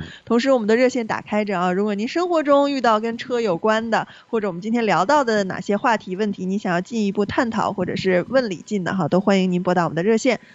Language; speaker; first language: Chinese; native; Chinese